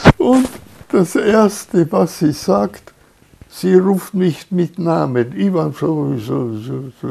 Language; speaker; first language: German; native; German